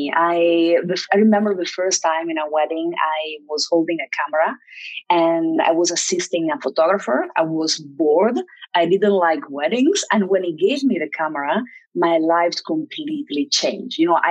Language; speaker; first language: English; non-native, fluent; Italian